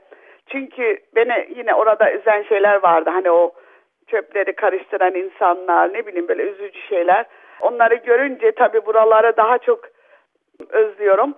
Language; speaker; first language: Turkish; early bilingual, other home language; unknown